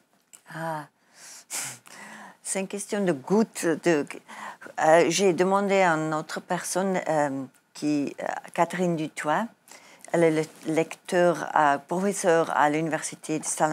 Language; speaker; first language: French; non-native, learner; Afrikaans